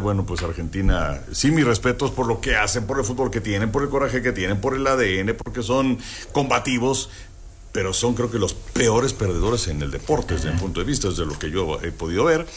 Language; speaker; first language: Spanish; native; Spanish